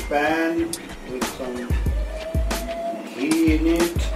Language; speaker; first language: English; non-native, local second language; Hindi